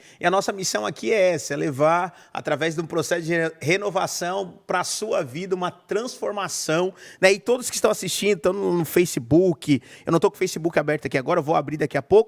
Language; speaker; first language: Portuguese; native; Portuguese